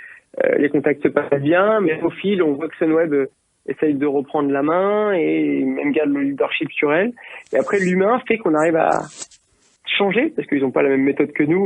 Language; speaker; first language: French; native; French